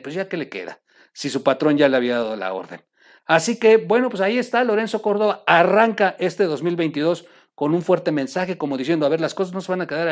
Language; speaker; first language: Spanish; native; Spanish